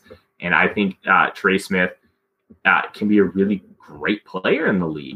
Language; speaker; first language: English; native; English